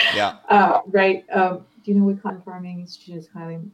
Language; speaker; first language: English; non-native, fluent; Ukrainian